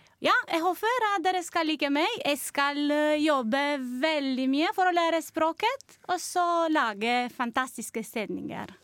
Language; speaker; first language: Norwegian; non-native, learner; Romanian